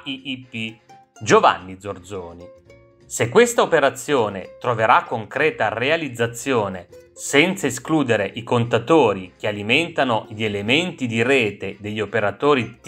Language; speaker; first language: Italian; native; Italian